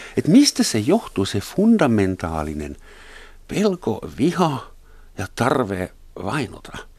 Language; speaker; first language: Finnish; non-native, fluent; German